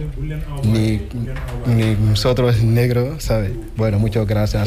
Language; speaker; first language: Spanish; non-native, learner; Wolof